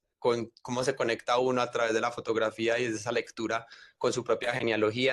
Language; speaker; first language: Spanish; native; Spanish